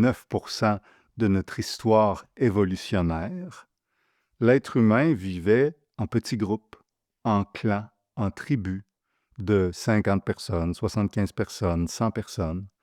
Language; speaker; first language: French; native; French